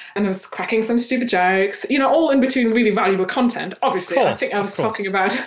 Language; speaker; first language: English; non-native, fluent; German